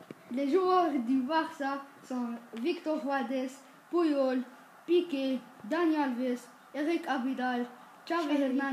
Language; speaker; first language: French; non-native, learner; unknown